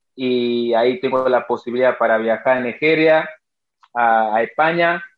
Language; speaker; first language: Spanish; non-native, fluent; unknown